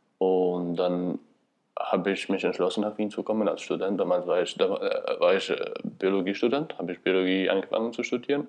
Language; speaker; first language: German; non-native, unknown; Albanian